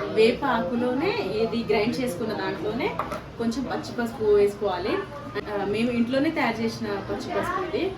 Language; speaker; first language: Telugu; non-native, local second language; Lambadi